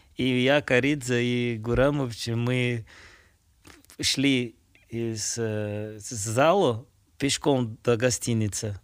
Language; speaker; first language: Russian; non-native, fluent; Portuguese